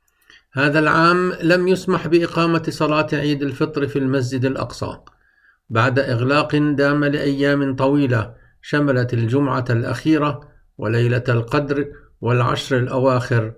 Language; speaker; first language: Arabic; native; Arabic